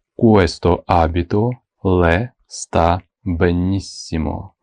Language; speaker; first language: Italian; non-native, fluent; Ukrainian